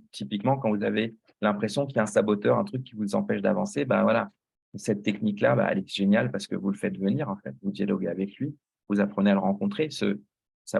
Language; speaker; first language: French; native; French